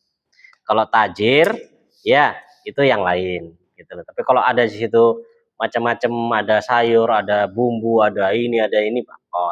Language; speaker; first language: Indonesian; native; Indonesian